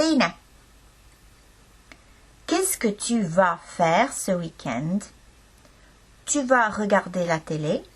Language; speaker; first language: French; non-native, fluent; Estonian